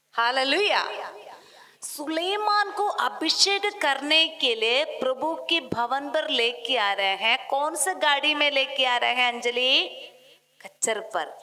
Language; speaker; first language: Hindi; non-native, local second language; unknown